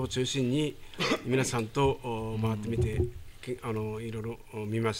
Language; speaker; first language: Japanese; native; Japanese